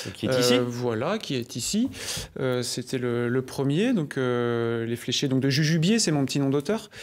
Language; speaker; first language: French; native; French